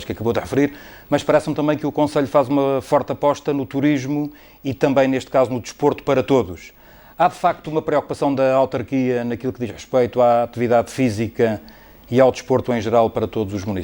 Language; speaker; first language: Portuguese; native; Portuguese